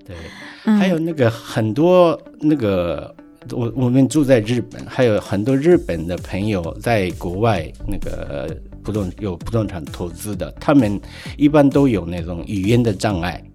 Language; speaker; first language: Chinese; non-native, fluent; Japanese